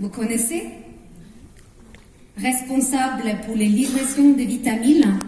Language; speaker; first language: French; non-native, fluent; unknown